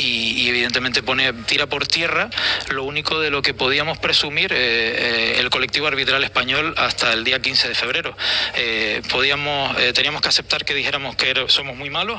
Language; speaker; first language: Spanish; native; Spanish